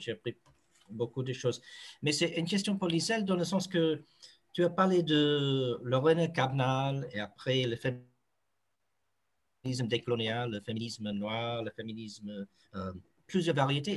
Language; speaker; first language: French; non-native, fluent; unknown